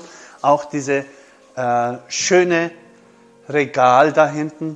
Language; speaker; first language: German; non-native, fluent; Turkish